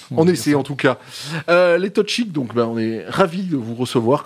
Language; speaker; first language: French; native; French